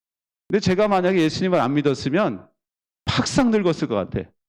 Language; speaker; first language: Korean; native; Korean